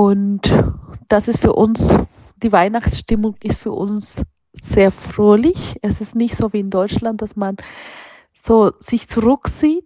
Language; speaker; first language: German; non-native, fluent; Spanish